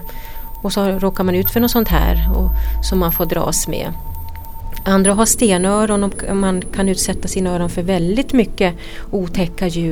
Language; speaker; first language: Swedish; native; Swedish